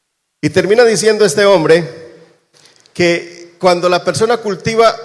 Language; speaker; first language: Spanish; native; Spanish